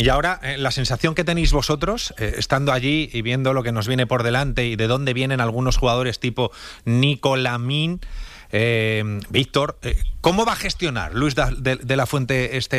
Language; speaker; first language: Spanish; native; Spanish